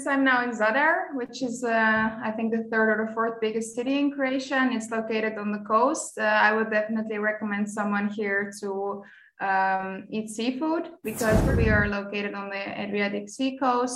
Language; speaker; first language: English; non-native, fluent; Dutch